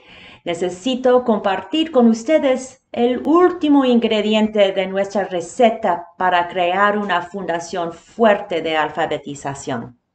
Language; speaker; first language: Spanish; early bilingual, heritage; Spanish